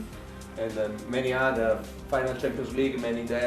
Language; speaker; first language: English; non-native, learner; Italian